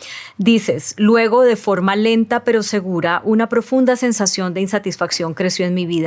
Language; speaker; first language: Spanish; native; Spanish